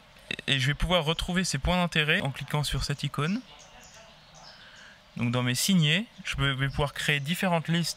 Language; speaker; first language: French; native; French